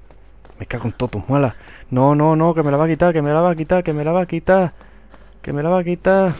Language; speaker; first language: Spanish; native; Spanish